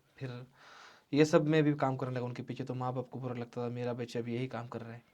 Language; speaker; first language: Hindi; non-native, local second language; Marathi